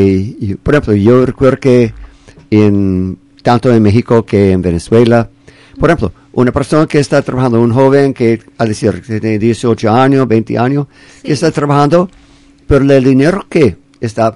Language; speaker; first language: Spanish; non-native, fluent; English